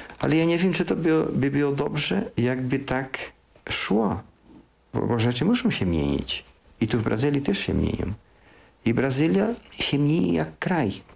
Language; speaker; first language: Polish; early bilingual, heritage; Polish